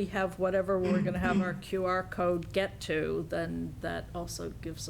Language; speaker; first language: English; native; English